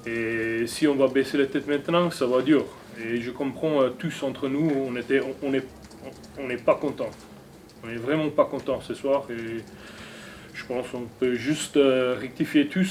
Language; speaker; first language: French; non-native, learner; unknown